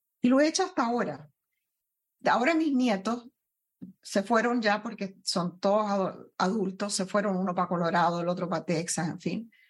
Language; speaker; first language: Spanish; native; Spanish